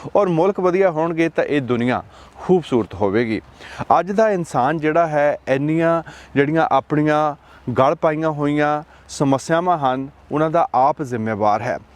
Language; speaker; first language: Punjabi; native; Punjabi